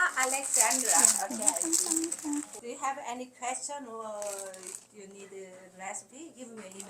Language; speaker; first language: English; non-native, learner; Korean